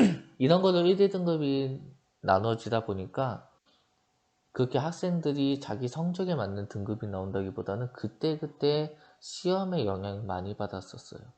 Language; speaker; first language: Korean; native; Korean